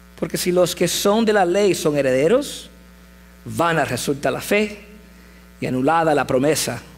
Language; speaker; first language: Spanish; early bilingual, heritage; English